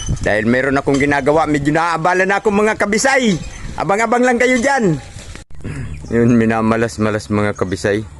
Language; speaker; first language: Filipino; non-native, local second language; Cebuano